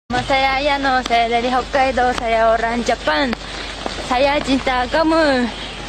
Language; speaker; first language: Indonesian; non-native, learner; Japanese